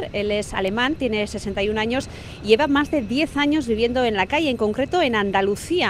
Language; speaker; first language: Spanish; native; Spanish